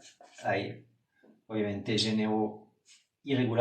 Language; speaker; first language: Spanish; non-native, fluent; French